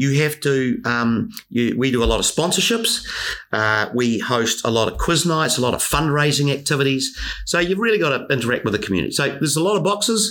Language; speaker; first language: English; native; English